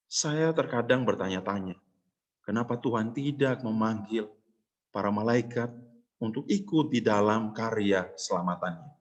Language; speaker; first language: Indonesian; native; Indonesian